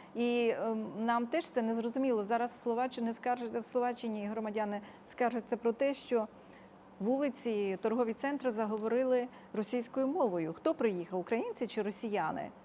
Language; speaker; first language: Ukrainian; native; Ukrainian